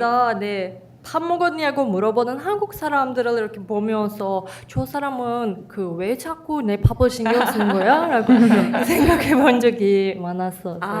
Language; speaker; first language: Korean; non-native, fluent; Turkish